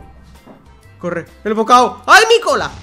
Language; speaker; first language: Spanish; native; Spanish